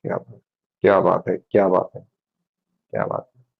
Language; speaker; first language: Hindi; non-native, local second language; Marathi